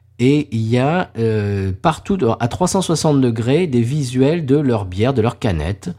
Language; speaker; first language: French; native; French